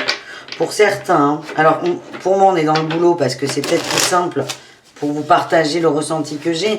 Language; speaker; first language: French; native; French